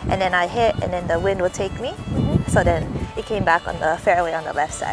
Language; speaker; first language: English; early bilingual, other home language; Japanese